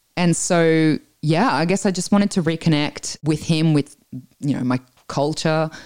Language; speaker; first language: English; early bilingual, other home language; Italian